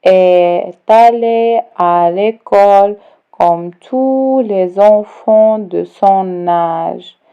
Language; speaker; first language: French; non-native, local second language; Arabic